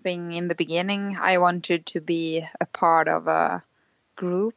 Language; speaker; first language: English; non-native, fluent; Swedish